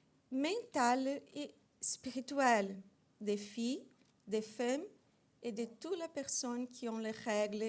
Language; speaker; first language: French; non-native, fluent; Portuguese